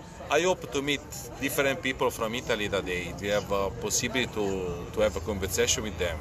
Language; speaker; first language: English; non-native, learner; Italian